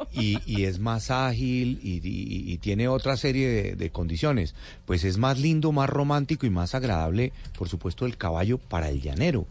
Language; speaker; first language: Spanish; native; Spanish